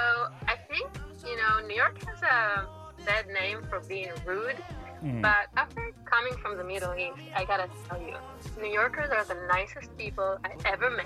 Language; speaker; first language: English; non-native, fluent; Hebrew